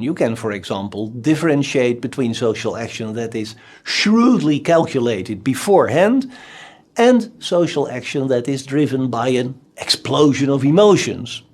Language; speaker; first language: English; non-native, fluent; Dutch